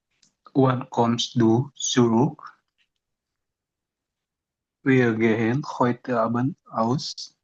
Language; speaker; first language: German; non-native, learner; Indonesian